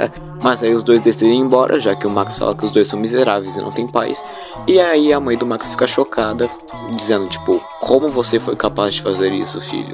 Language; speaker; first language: Portuguese; native; Portuguese